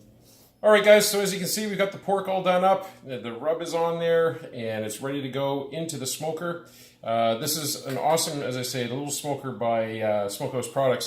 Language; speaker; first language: English; native; English